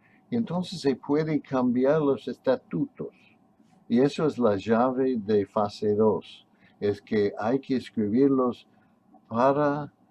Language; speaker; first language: Spanish; non-native, fluent; English